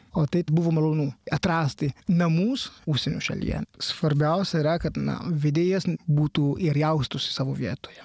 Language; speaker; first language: Lithuanian; non-native, fluent; Italian